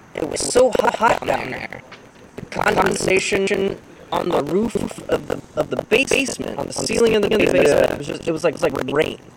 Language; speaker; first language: English; native; English